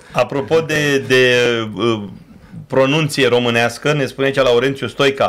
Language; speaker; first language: Romanian; native; Romanian